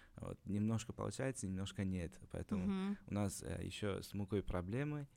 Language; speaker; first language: Russian; non-native, local second language; Uzbek